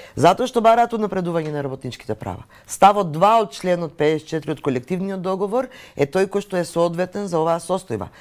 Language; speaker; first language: Macedonian; native; Macedonian